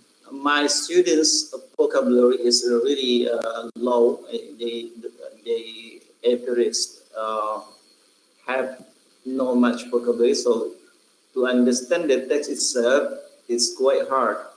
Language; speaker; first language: English; non-native, fluent; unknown